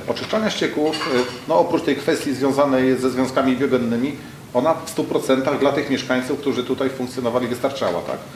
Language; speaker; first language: Polish; native; Polish